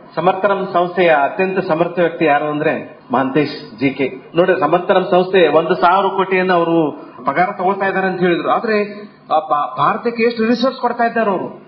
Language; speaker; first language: Kannada; native; Kannada